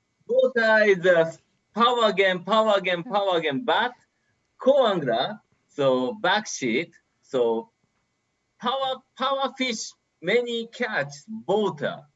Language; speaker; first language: English; non-native, learner; Japanese